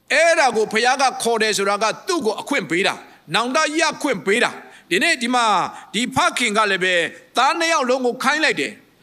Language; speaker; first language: Burmese; non-native, local second language; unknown